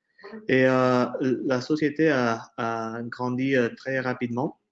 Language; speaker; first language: French; non-native, fluent; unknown